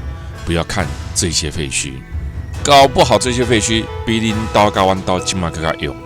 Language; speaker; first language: Chinese; native; Chinese